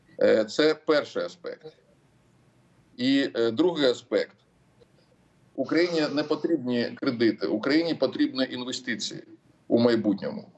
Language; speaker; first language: Ukrainian; non-native, local second language; Russian